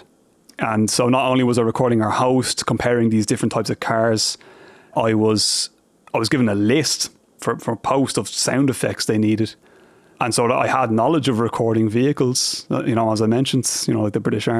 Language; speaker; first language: English; native; English